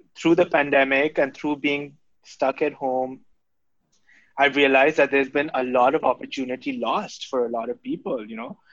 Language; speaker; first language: English; non-native, local second language; Urdu